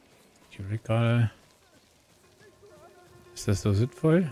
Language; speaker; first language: German; native; German